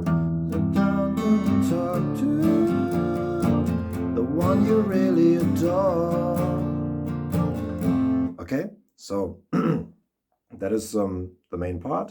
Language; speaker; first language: English; non-native, fluent; German